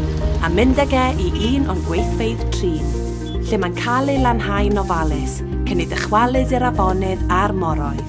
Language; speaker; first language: Welsh; native; Welsh